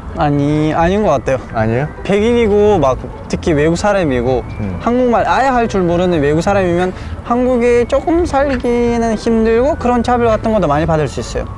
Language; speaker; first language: Korean; non-native, fluent; Uzbek